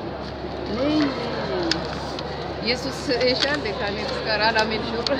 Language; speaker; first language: Swedish; non-native, learner; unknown